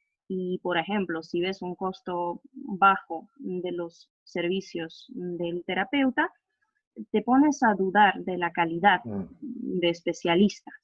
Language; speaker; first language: Spanish; non-native, fluent; Russian